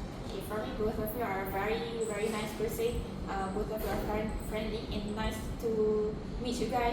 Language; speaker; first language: English; non-native, local second language; Malay